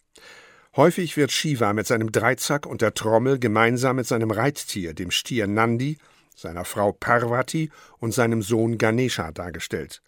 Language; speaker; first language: German; native; German